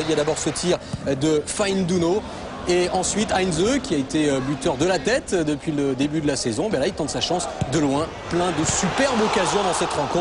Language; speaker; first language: French; native; French